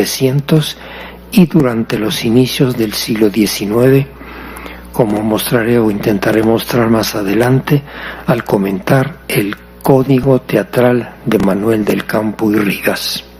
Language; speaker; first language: Spanish; native; Spanish